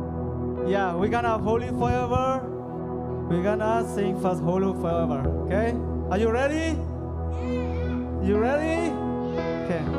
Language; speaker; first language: English; non-native, learner; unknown